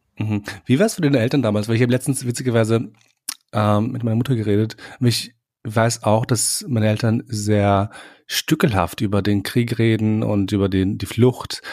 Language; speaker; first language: German; early bilingual, other home language; Albanian